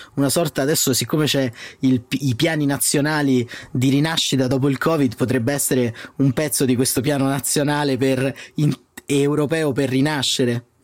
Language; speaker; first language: Italian; native; Italian